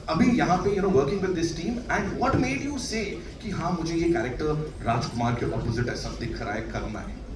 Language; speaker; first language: Hindi; native; Hindi